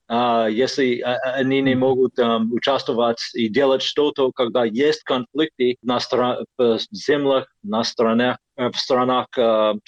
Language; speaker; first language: Russian; non-native, fluent; English